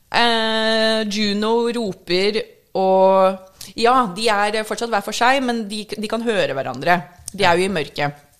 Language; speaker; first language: Norwegian; early bilingual, other home language; English